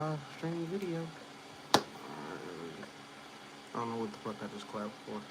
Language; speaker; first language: English; native; English